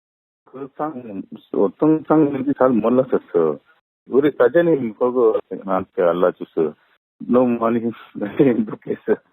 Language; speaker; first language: Korean; non-native, learner; Sinhala